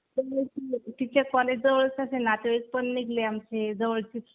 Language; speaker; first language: Marathi; native; Marathi